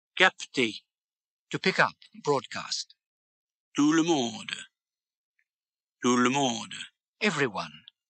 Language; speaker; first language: French; native; French